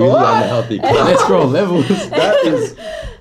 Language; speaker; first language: English; non-native, local second language; Cantonese